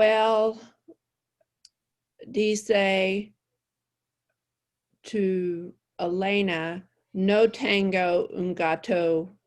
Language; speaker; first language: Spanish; non-native, learner; English